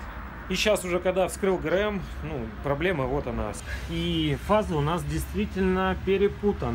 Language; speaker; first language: Russian; native; Russian